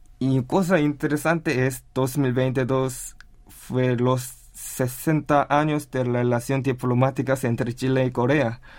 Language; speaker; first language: Spanish; non-native, learner; Korean